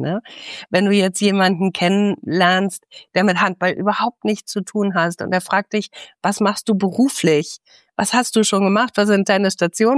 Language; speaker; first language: German; native; German